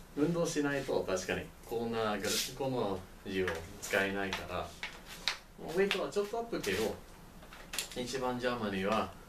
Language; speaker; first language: Japanese; non-native, learner; English